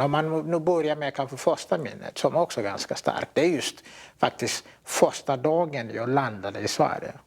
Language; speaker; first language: Swedish; non-native, fluent; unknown